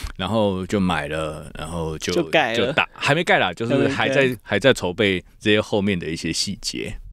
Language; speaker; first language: Chinese; native; Chinese